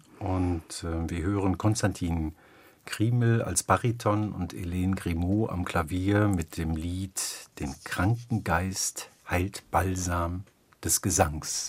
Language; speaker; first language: German; native; German